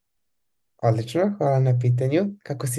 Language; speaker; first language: Serbian; native; Serbian